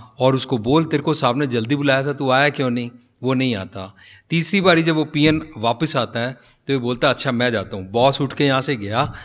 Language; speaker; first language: Hindi; non-native, local second language; Punjabi